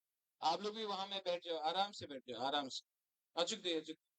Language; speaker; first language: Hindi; non-native, local second language; Kok Borok